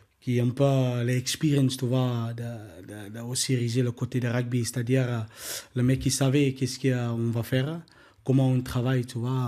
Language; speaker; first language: French; non-native, learner; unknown